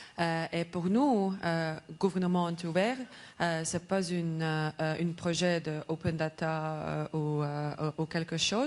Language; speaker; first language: French; non-native, learner; Estonian